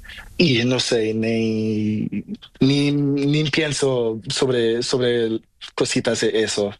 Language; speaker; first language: Spanish; non-native, learner; Portuguese